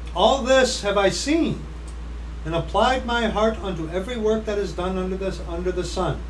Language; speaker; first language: English; native; English